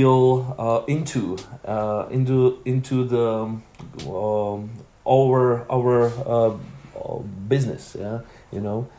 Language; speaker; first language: English; non-native, learner; Czech